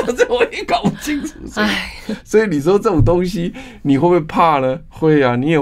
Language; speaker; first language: Chinese; native; Chinese